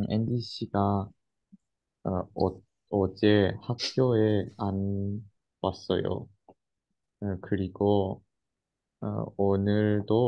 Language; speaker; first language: Korean; non-native, learner; Japanese